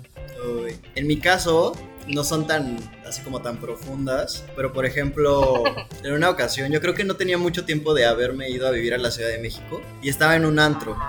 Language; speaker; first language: Spanish; native; Spanish